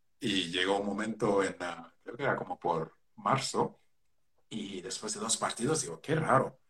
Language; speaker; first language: Spanish; non-native, fluent; Wolof